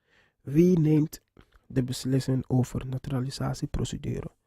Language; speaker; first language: Dutch; non-native, fluent; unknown